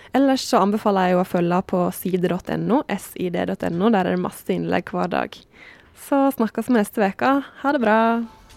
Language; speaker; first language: Norwegian; native; Norwegian